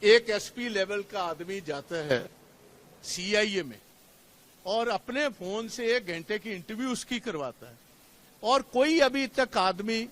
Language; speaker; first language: Hindi; non-native, local second language; Punjabi